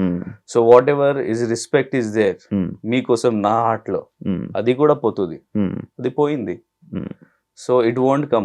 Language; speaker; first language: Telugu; non-native, learner; Hindi